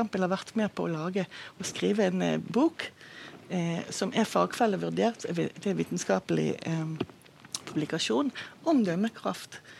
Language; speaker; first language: Norwegian; non-native, fluent; Hebrew